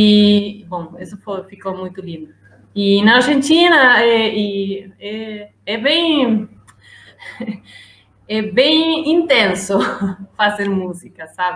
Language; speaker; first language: Portuguese; non-native, learner; Spanish